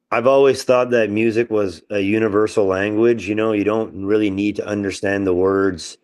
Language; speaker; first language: English; non-native, local second language; French